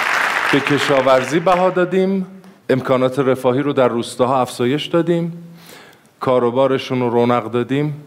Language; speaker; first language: Persian; native; Persian